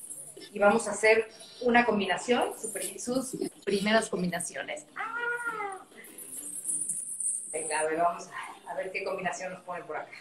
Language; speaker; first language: Spanish; native; Spanish